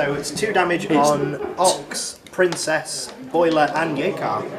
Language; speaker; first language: English; native; English